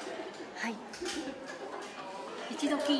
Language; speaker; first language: Japanese; native; Japanese